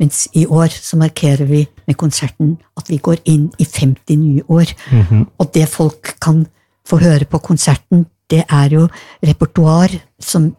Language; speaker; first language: Norwegian; native; Norwegian